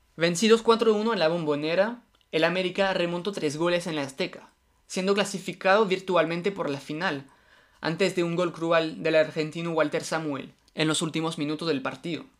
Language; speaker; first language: Spanish; non-native, fluent; French